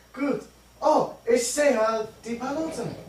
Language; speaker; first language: German; non-native, learner; English